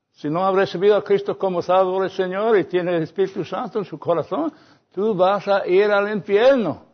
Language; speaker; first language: Spanish; non-native, fluent; English